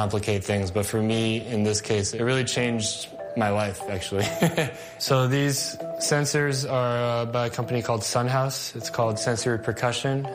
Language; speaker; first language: English; non-native, local second language; Cantonese